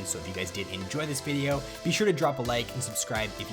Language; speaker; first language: English; native; English